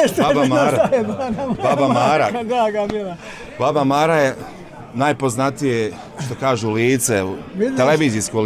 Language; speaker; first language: Croatian; native; Croatian